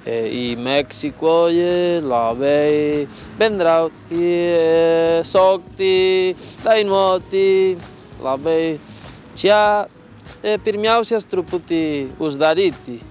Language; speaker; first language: Lithuanian; non-native, learner; Spanish